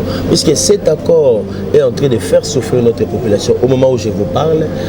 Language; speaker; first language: French; non-native, local second language; Lingala